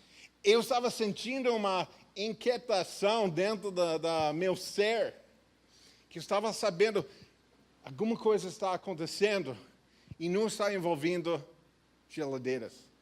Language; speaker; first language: Portuguese; non-native, fluent; English